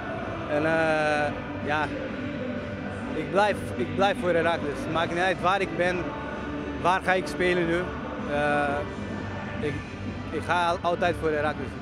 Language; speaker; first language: Dutch; non-native, learner; Portuguese